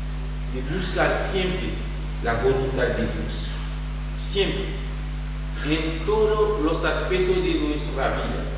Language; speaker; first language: Spanish; non-native, fluent; French